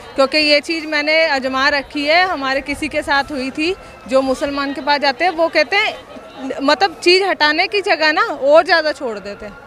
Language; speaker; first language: Hindi; native; Hindi